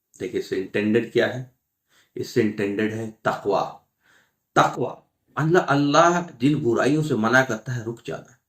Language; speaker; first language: Urdu; native; Urdu